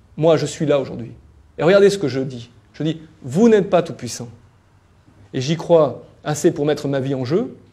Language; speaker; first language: French; native; French